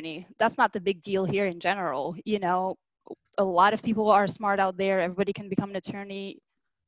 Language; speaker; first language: English; non-native, fluent; Albanian